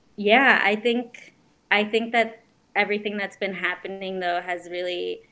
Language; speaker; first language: English; native; English